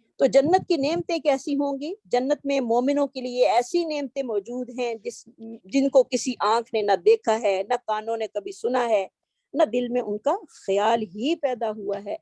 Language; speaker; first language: Urdu; native; Urdu